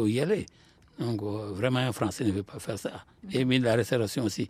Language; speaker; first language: French; non-native, local second language; Soninke